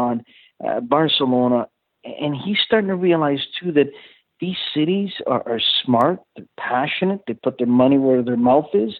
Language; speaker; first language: English; native; English